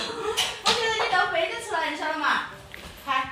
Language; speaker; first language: Chinese; native; Chinese